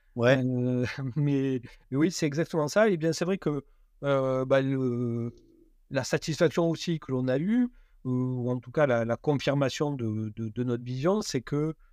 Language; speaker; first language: French; native; French